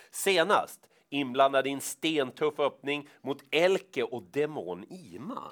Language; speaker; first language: Swedish; native; Swedish